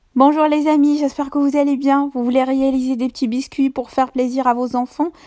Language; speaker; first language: French; non-native, local second language; Arabic